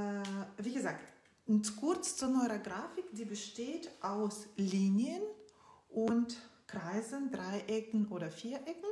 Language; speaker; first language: German; non-native, fluent; Russian